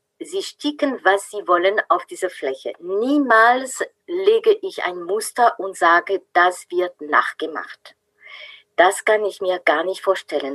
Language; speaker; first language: German; non-native, fluent; French